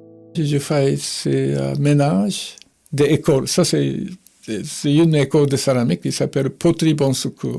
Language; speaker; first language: French; non-native, fluent; Japanese